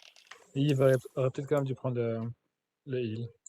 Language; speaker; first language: French; native; French